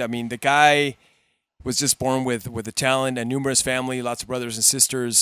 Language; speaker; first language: English; early bilingual, other home language; Spanish